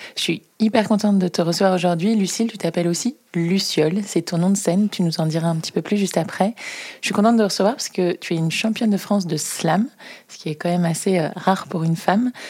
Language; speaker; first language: French; native; French